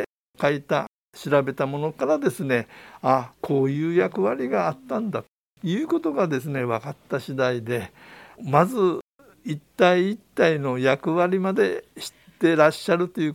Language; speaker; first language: Japanese; native; Japanese